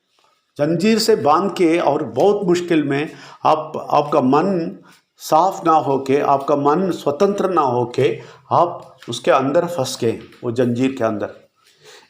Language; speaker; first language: Hindi; non-native, local second language; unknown